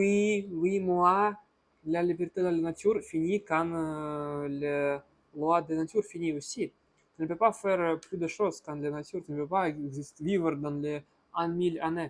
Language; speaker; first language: French; non-native, learner; Russian